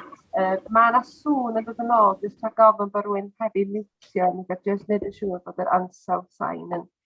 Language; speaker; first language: Welsh; native; Welsh